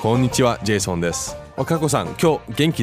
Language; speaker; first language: Japanese; non-native, fluent; English